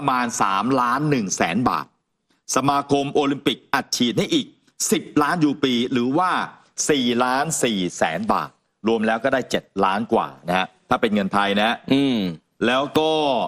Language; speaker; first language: Thai; native; Thai